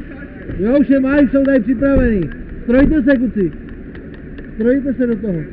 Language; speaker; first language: Czech; native; Czech